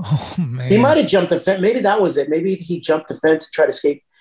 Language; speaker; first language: English; native; English